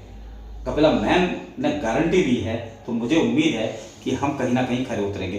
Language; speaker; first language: Hindi; native; Hindi